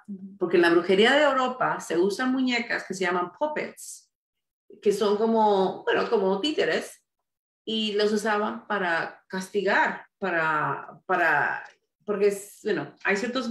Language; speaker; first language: Spanish; early bilingual, heritage; Spanish